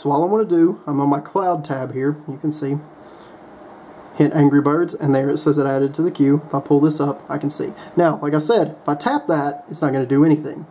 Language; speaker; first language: English; native; English